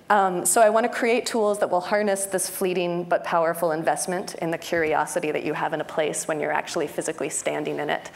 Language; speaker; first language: English; native; English